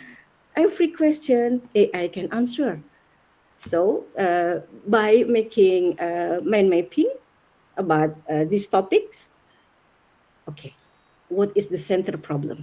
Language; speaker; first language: English; non-native, learner; Indonesian